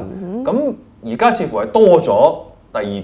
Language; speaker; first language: Cantonese; native; Cantonese